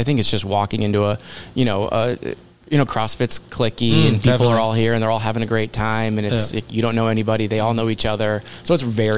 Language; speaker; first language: English; native; English